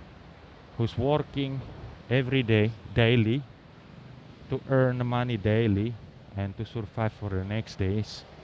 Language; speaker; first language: English; non-native, learner; Indonesian